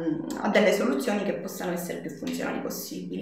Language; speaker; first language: Italian; native; Italian